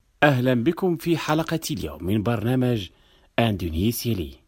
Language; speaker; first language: Arabic; non-native, fluent; Indonesian